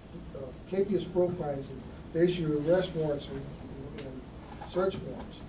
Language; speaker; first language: English; native; English